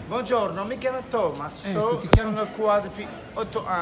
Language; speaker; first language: Italian; non-native, learner; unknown